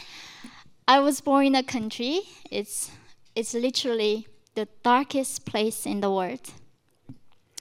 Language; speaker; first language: English; non-native, fluent; Korean